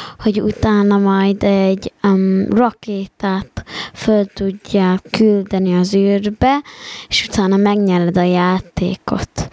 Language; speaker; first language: Hungarian; early bilingual, heritage; Hungarian